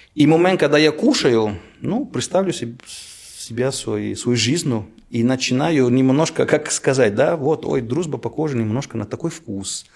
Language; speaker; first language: Russian; non-native, fluent; Italian